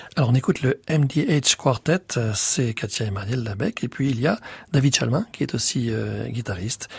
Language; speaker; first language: French; native; French